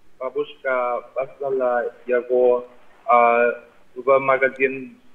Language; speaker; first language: Russian; non-native, learner; Vietnamese